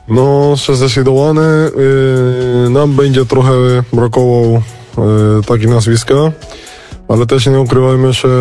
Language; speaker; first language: Polish; non-native, fluent; Spanish